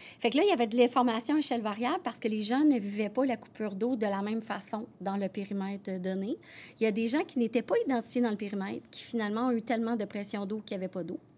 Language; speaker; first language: French; native; French